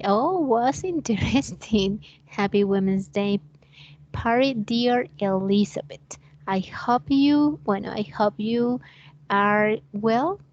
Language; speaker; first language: English; non-native, learner; Spanish